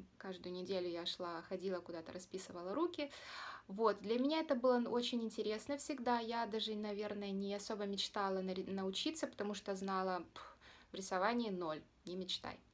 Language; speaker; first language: Russian; native; Russian